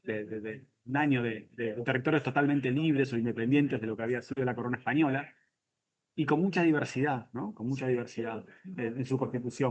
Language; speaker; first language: Spanish; native; Spanish